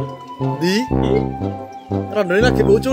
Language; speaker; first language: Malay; non-native, local second language; Javanese